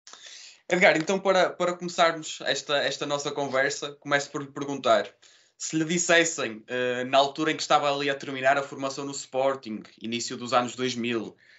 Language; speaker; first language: Portuguese; native; Portuguese